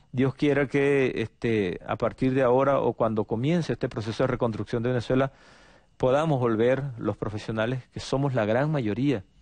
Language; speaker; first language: Spanish; native; Spanish